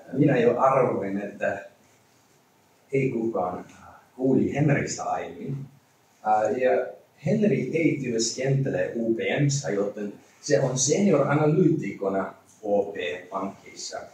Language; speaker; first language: Finnish; non-native, learner; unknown